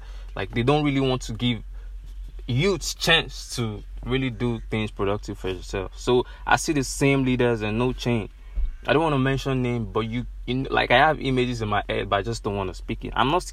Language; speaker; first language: English; non-native, local second language; Yoruba